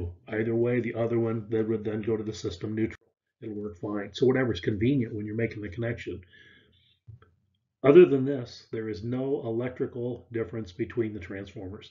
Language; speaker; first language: English; native; English